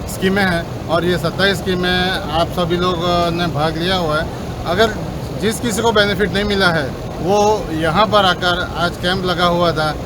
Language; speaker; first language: Hindi; non-native, local second language; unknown